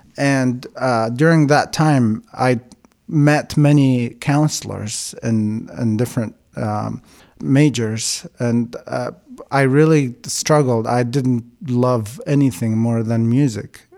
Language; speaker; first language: English; non-native, fluent; Syriac